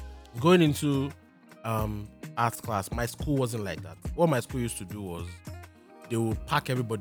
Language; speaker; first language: English; non-native, local second language; Yoruba